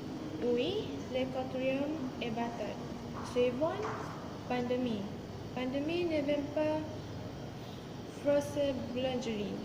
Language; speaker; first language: French; non-native, learner; Malay